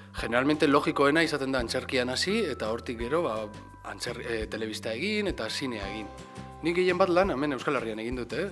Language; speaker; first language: Basque; native; Basque